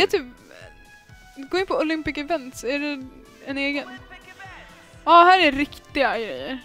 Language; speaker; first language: Swedish; native; Swedish